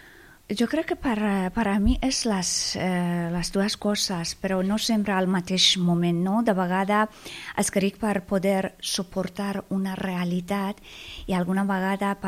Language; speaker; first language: Catalan; non-native, fluent; Persian